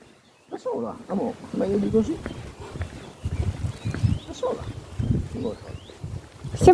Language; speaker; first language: Italian; native; Italian